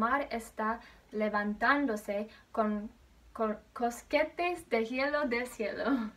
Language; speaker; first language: Spanish; non-native, learner; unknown